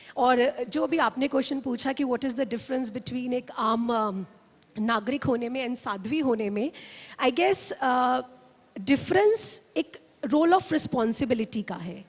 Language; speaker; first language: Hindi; native; Hindi